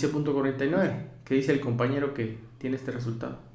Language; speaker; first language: Spanish; native; Spanish